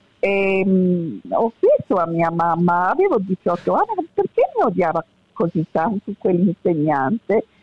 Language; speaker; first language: Italian; early bilingual, heritage; Italian